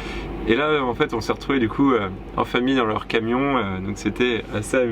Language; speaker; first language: French; native; French